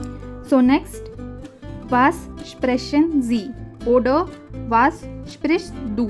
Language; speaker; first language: German; non-native, fluent; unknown